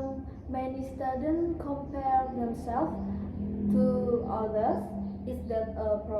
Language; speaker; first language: English; non-native, learner; Indonesian